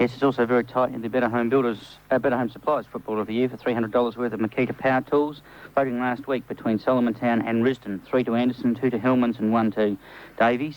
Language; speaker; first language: English; native; English